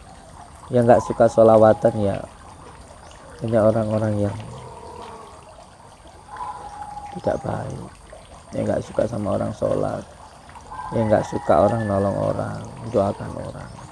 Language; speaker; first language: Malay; non-native, local second language; Javanese